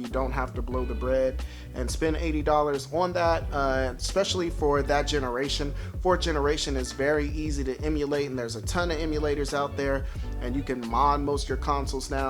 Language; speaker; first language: English; native; English